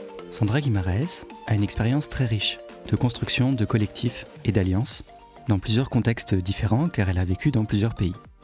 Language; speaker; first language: French; native; French